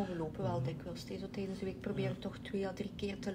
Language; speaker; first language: Dutch; native; Dutch